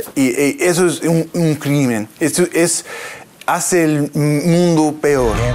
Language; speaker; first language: Spanish; non-native, learner; English